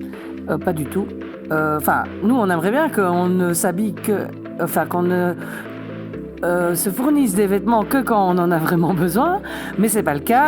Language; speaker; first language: French; native; French